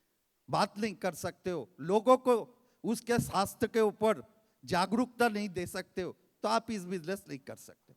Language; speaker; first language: Hindi; native; Hindi